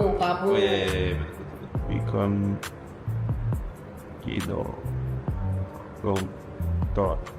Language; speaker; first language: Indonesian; non-native, learner; French